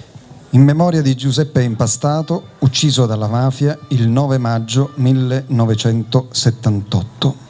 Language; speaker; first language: Italian; native; Italian